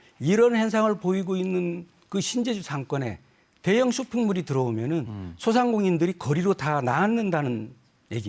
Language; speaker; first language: Korean; native; Korean